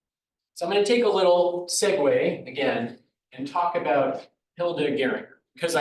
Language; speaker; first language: English; native; English